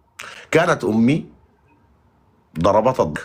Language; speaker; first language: Arabic; native; Arabic